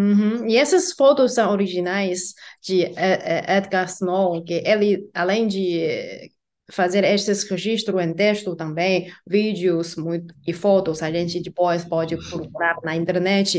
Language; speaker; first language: Portuguese; non-native, fluent; Chinese